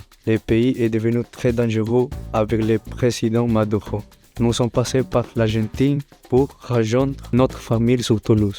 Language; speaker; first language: French; non-native, learner; Spanish